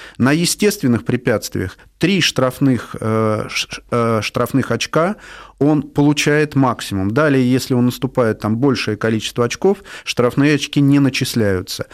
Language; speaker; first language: Russian; native; Russian